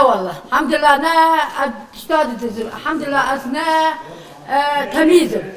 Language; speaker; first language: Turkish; non-native, local second language; Arabic